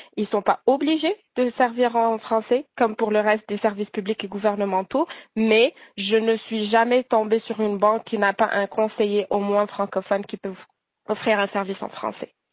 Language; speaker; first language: French; non-native, local second language; Arabic